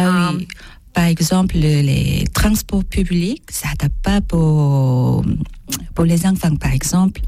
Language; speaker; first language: French; non-native, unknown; Korean